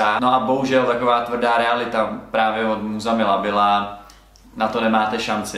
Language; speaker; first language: Czech; native; Czech